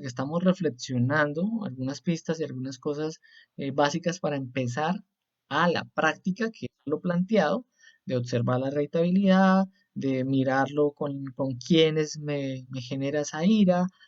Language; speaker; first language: Spanish; native; Spanish